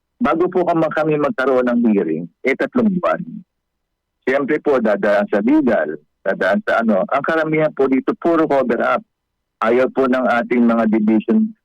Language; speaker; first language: Filipino; native; Filipino